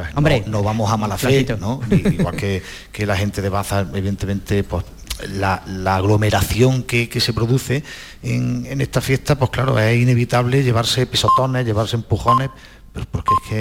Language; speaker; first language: Spanish; native; Spanish